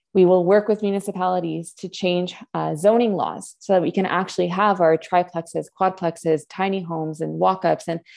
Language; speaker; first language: English; non-native, fluent; Spanish